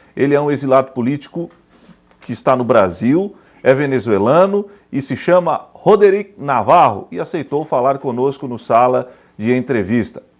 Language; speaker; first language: Portuguese; native; Portuguese